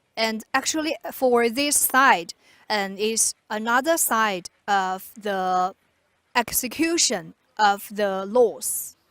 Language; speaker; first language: English; non-native, fluent; Chinese